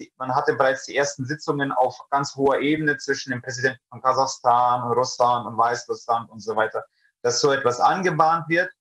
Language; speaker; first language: German; early bilingual, other home language; Russian